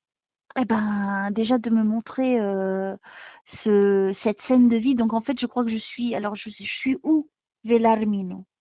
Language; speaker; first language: French; native; French